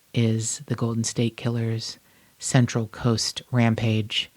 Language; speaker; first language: English; native; English